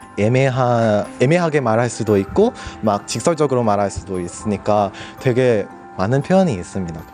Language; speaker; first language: Korean; non-native, fluent; English